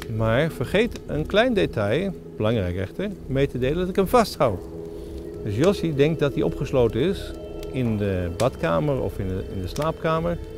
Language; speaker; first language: Dutch; native; Dutch